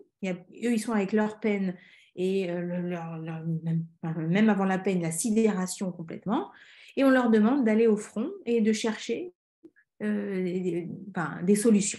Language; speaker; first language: French; native; French